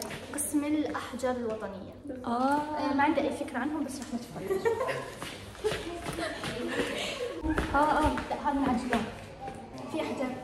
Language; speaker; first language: Arabic; native; Arabic